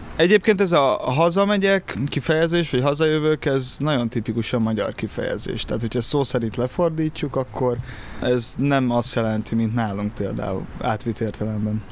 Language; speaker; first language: Hungarian; early bilingual, other home language; Portuguese